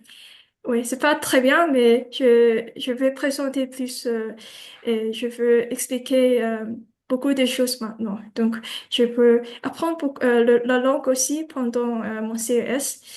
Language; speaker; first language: French; non-native, learner; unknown